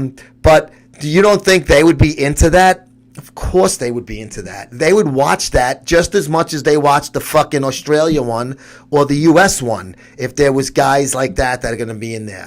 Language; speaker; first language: English; native; English